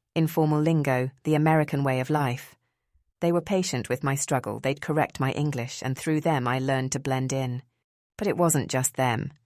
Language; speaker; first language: English; early bilingual, other home language; Spanish